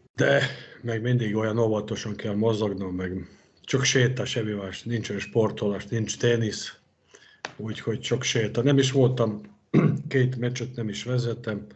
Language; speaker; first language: Hungarian; non-native, fluent; Serbian